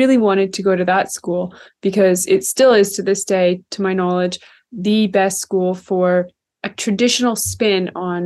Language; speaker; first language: English; native; English